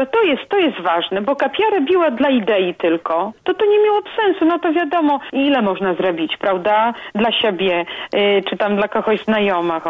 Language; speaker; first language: Polish; non-native, local second language; Belarusian